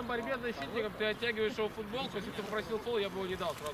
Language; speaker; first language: Russian; native; Russian